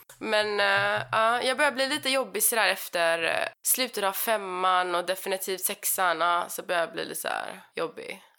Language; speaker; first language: Swedish; early bilingual, heritage; Swedish